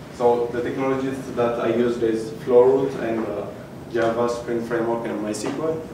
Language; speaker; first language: English; non-native, fluent; Amharic